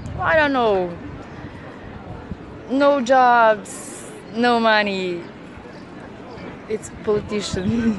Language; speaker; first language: English; non-native, learner; Bosnian